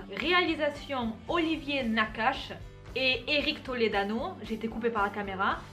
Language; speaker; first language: French; native; French